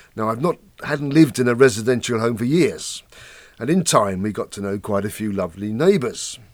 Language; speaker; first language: English; native; English